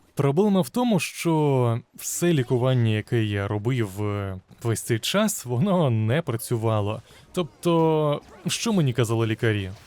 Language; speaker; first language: Ukrainian; non-native, local second language; Russian